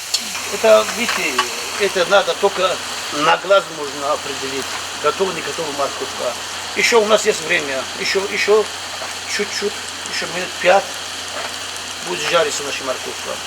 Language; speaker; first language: Russian; non-native, local second language; Tajik